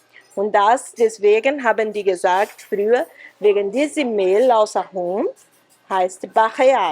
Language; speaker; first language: German; non-native, fluent; Portuguese